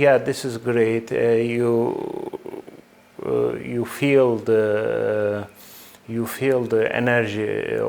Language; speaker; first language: English; non-native, fluent; Turkish